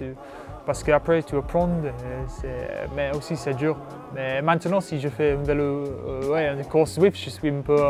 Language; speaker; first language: French; non-native, learner; English